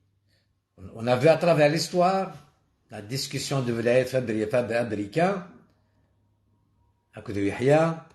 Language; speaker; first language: French; non-native, local second language; Kabyle